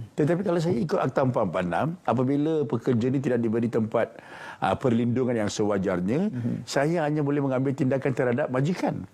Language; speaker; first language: Malay; non-native, local second language; Tamil